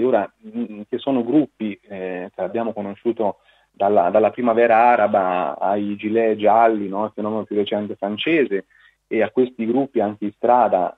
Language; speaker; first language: Italian; native; Italian